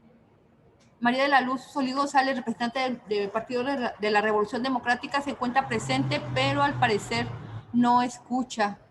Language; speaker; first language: Spanish; native; Spanish